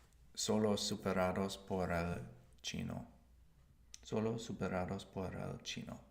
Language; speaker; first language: Spanish; non-native, learner; English